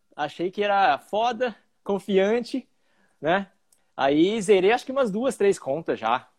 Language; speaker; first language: Portuguese; early bilingual, other home language; English